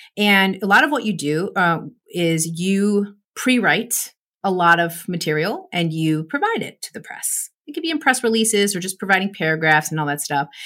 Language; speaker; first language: English; native; English